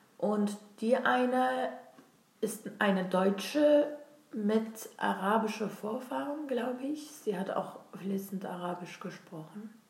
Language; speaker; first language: German; non-native, fluent; Turkish